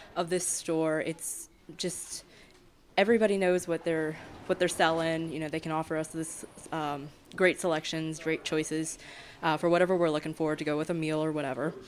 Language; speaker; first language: English; native; English